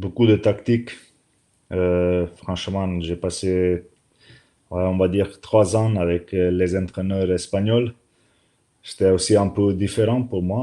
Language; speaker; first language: French; non-native, learner; Slovenian